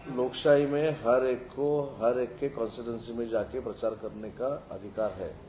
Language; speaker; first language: Hindi; non-native, local second language; Marathi